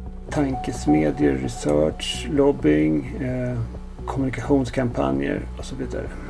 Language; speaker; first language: Swedish; native; Swedish